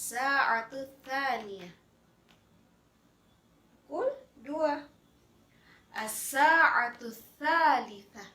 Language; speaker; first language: Arabic; non-native, fluent; Indonesian